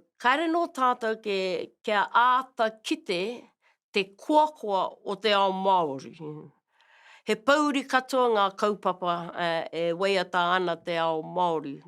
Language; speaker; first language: Māori; native; Māori